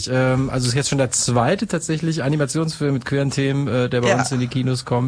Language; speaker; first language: German; native; German